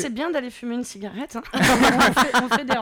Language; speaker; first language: French; native; French